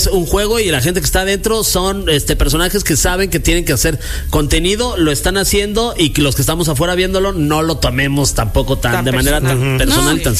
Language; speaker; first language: Spanish; native; Spanish